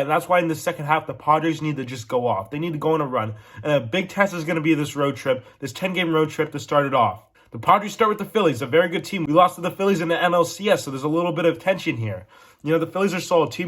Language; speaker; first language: English; native; English